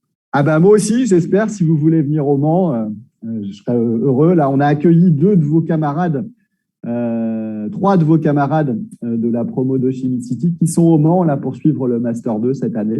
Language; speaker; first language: French; native; French